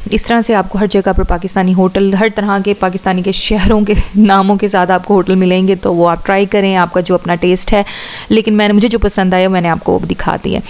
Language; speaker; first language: Urdu; non-native, local second language; Punjabi